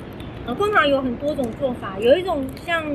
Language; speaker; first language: Chinese; native; Chinese